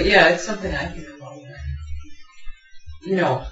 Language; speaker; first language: English; native; English